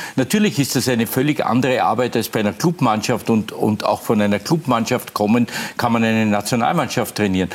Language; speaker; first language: German; native; German